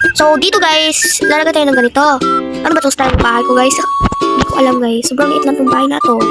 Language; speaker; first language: Filipino; non-native, local second language; Cebuano